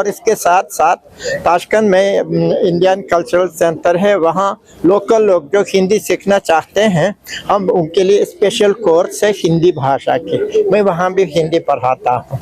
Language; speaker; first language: Hindi; non-native, fluent; Uzbek